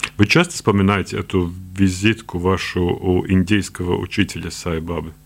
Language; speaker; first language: Russian; non-native, local second language; Latvian